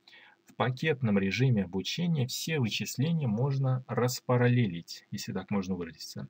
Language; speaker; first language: Russian; native; Russian